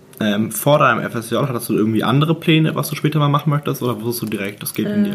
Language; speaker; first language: German; native; German